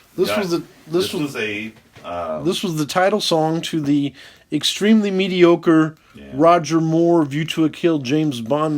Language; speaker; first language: English; native; English